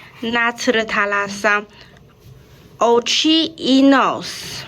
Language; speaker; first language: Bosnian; non-native, learner; Chinese